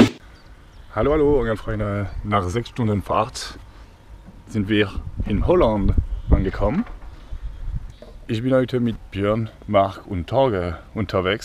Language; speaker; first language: German; non-native, learner; French